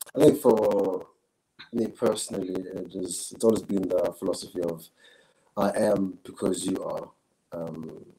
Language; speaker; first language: English; non-native, local second language; Zulu